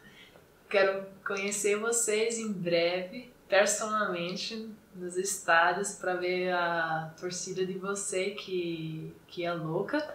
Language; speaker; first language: Portuguese; non-native, fluent; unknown